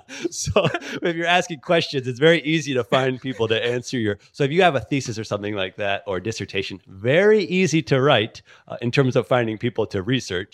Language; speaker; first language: English; native; English